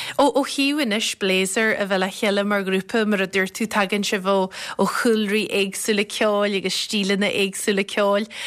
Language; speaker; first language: Irish; native; Irish